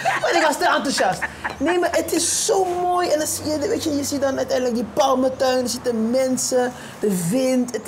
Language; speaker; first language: Dutch; early bilingual, other home language; Papiamento